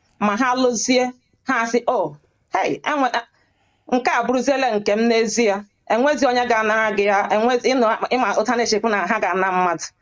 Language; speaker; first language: Igbo; early bilingual, heritage; Igbo